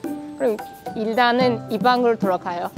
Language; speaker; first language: Korean; non-native, fluent; Persian